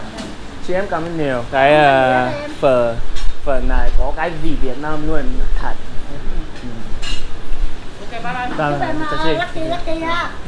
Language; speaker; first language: Vietnamese; non-native, learner; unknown